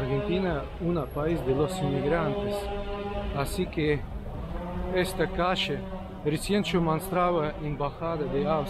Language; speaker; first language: Spanish; non-native, fluent; Russian